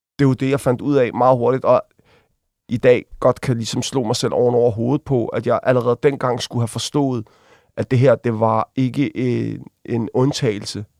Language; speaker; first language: Danish; early bilingual, other home language; Arabic